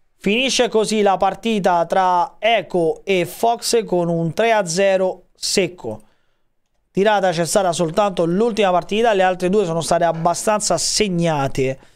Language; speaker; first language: Italian; native; Italian